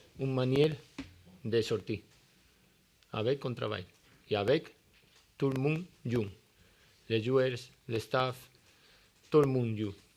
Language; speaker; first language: French; non-native, learner; Spanish